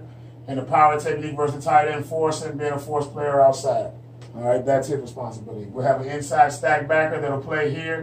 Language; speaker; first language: English; native; English